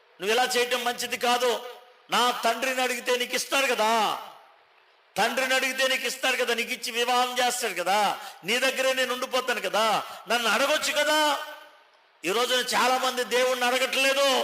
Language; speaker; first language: Telugu; native; Telugu